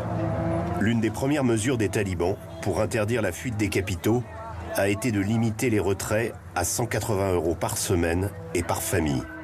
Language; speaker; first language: French; native; French